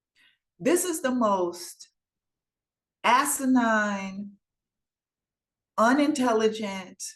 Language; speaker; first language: English; native; English